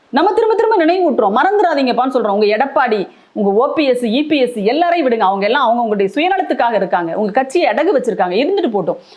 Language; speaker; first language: Tamil; native; Tamil